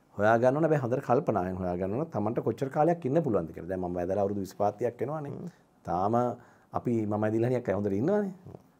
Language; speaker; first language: Sinhala; native; Sinhala